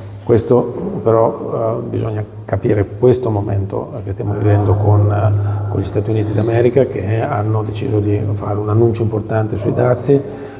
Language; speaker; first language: Italian; native; Italian